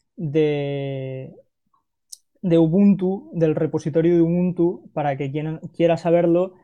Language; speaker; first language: Spanish; non-native, local second language; Catalan